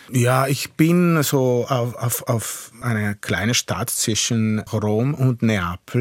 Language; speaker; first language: German; non-native, fluent; Italian